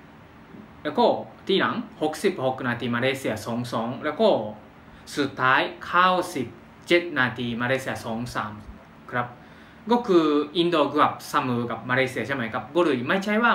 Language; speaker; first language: Thai; non-native, fluent; Japanese